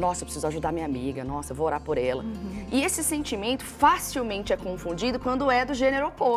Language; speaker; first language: Portuguese; native; Portuguese